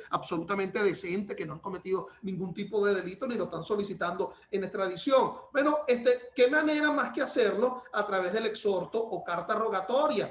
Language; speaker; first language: Spanish; native; Spanish